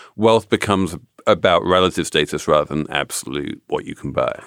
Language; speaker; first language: English; native; English